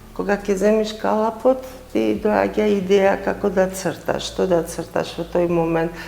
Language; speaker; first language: Macedonian; non-native, fluent; Armenian